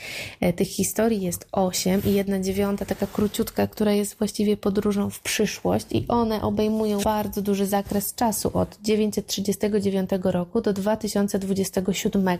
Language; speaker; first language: Polish; native; Polish